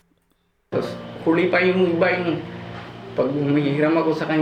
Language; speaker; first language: Filipino; non-native, learner; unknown